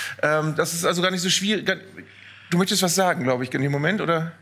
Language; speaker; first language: German; native; German